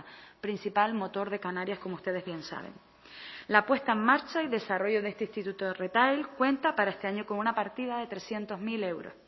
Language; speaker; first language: Spanish; native; Spanish